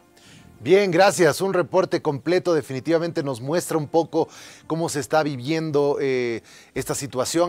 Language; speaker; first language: Spanish; native; Spanish